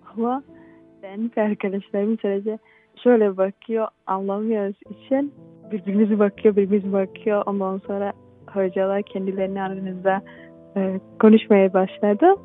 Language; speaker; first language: Turkish; non-native, fluent; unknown